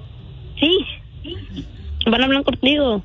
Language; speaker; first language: Spanish; early bilingual, other home language; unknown